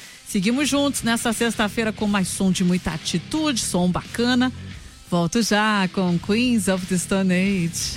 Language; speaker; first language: Portuguese; native; Portuguese